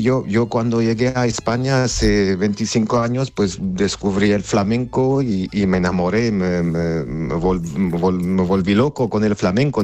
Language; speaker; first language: Spanish; non-native, fluent; Armenian